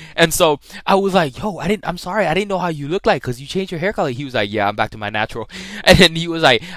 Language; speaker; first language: English; early bilingual, other home language; Thai